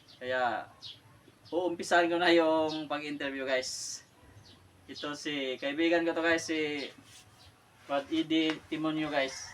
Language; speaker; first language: Filipino; non-native, local second language; Cebuano